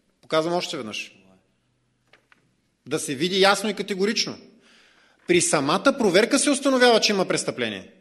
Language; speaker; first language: Bulgarian; native; Bulgarian